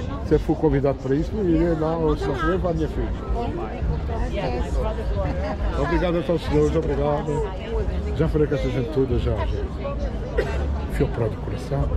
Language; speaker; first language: Portuguese; native; Portuguese